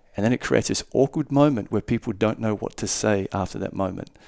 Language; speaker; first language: English; native; English